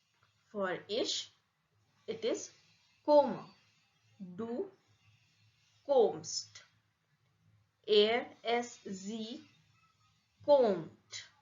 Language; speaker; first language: German; non-native, fluent; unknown